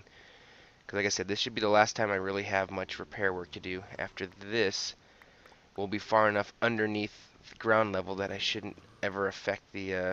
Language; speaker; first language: English; native; English